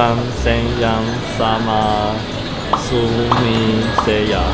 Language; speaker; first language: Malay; non-native, learner; Chinese